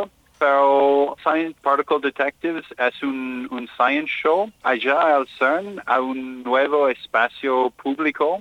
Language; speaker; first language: Spanish; non-native, learner; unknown